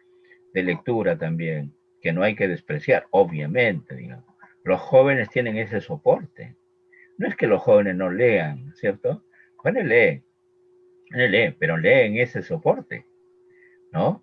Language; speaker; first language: Spanish; native; Spanish